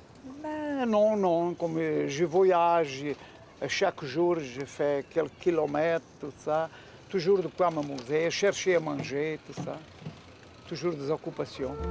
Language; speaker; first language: French; non-native, fluent; Portuguese